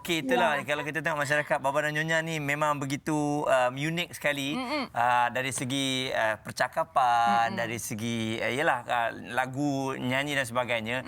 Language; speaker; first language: Malay; native; Malay